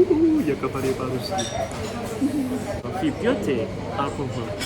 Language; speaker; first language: Russian; non-native, learner; Indonesian